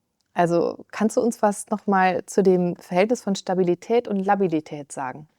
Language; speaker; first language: German; native; German